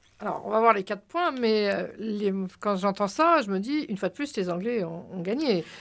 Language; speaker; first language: French; native; French